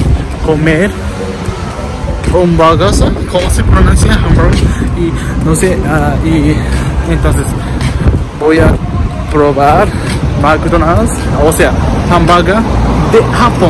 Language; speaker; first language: Spanish; non-native, learner; Japanese